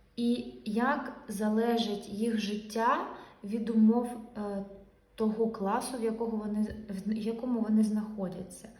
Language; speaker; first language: Ukrainian; non-native, local second language; Russian